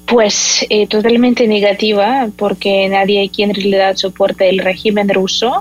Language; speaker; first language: Spanish; non-native, fluent; Ukrainian